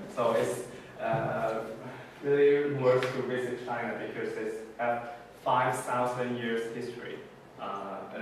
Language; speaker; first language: English; non-native, fluent; Kazakh